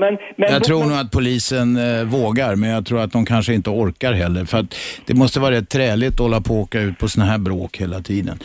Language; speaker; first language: Swedish; native; Swedish